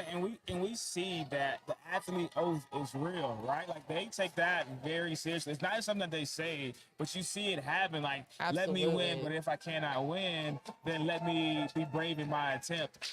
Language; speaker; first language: English; native; English